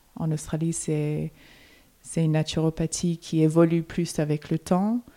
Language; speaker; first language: French; non-native, fluent; English